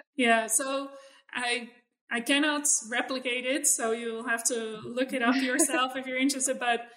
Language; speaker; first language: English; non-native, fluent; Dutch